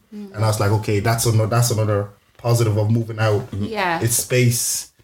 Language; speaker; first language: English; native; English